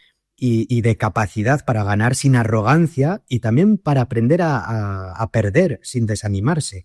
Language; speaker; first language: Spanish; native; Spanish